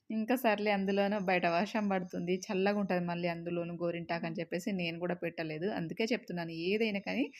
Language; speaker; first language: Telugu; native; Telugu